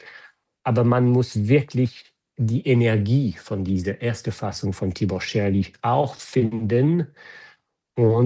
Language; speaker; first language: German; non-native, fluent; French